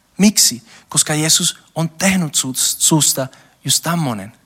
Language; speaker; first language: Finnish; non-native, learner; Spanish